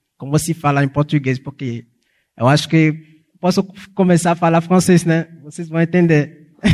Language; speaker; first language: Portuguese; non-native, fluent; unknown